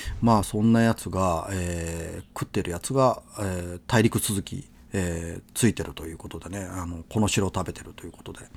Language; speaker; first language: Japanese; native; Japanese